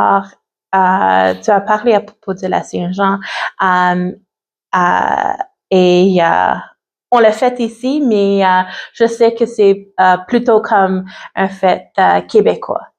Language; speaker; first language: French; non-native, learner; English